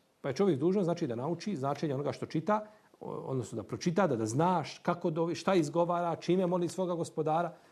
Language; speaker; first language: Bosnian; native; Bosnian